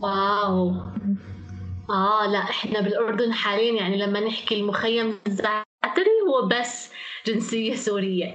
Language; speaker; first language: Arabic; native; Arabic